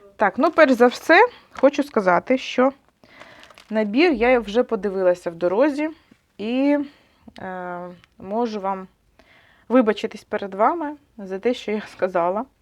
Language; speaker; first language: Ukrainian; non-native, local second language; Russian